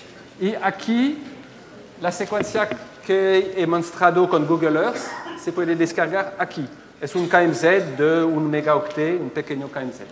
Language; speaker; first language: Spanish; non-native, fluent; French